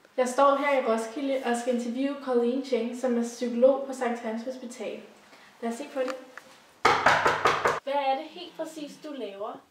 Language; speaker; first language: Danish; native; Danish